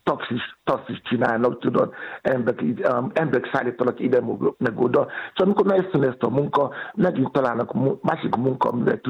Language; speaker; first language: Hungarian; non-native, fluent; Yoruba